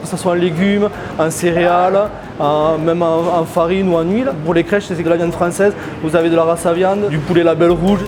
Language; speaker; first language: French; native; French